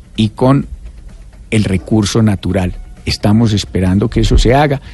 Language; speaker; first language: Spanish; native; Spanish